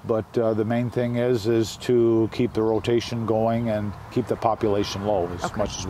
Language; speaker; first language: English; native; English